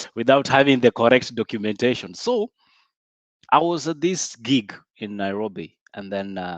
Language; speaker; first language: English; non-native, local second language; Swahili